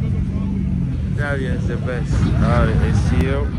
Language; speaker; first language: English; native; English